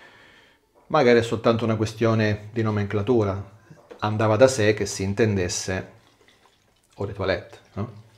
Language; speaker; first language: Italian; native; Italian